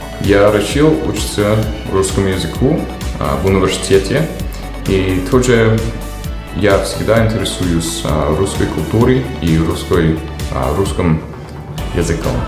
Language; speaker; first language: Russian; non-native, fluent; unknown